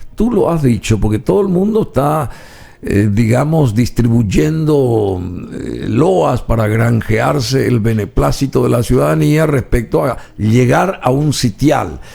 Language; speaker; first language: Spanish; native; Spanish